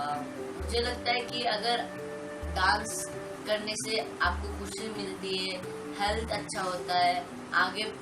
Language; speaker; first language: Hindi; non-native, local second language; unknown